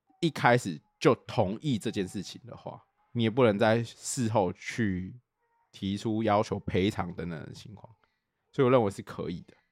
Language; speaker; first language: Chinese; native; Chinese